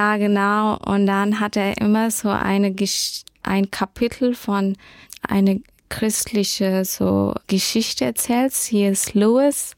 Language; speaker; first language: German; early bilingual, heritage; German